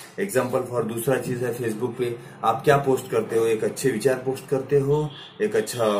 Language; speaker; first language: Hindi; non-native, local second language; Marathi